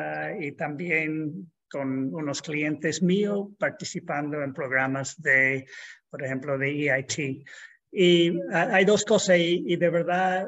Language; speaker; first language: Spanish; non-native, fluent; English